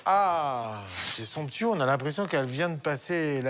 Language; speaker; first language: French; native; French